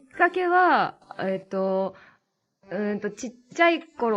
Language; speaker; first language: Japanese; native; Japanese